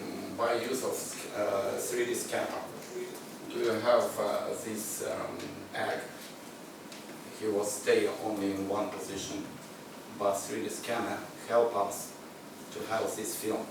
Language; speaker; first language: English; non-native, learner; Ukrainian